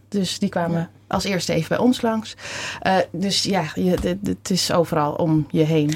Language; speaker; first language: Dutch; native; Dutch